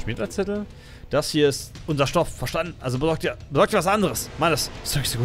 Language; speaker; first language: German; native; German